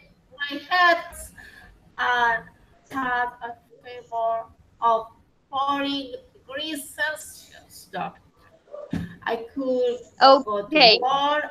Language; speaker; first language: English; non-native, learner; Spanish